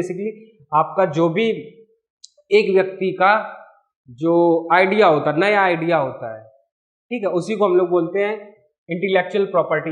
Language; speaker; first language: Hindi; native; Hindi